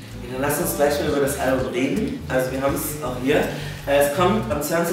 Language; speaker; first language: German; native; German